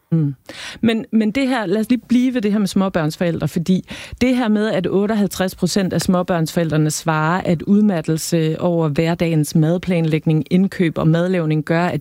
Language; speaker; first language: Danish; native; Danish